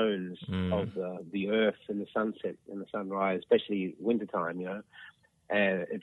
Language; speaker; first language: English; native; English